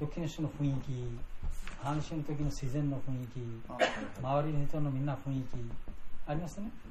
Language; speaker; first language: Japanese; non-native, learner; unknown